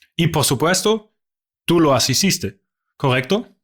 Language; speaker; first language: Spanish; non-native, learner; German